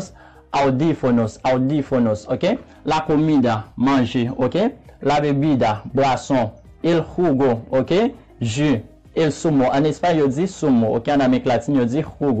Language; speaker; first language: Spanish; non-native, learner; Haitian Creole